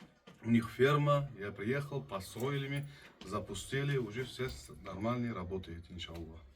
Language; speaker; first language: Russian; non-native, fluent; Uzbek